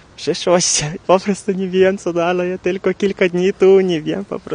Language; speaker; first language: Polish; non-native, learner; Russian